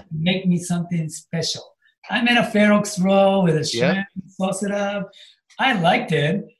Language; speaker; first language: English; non-native, fluent; Japanese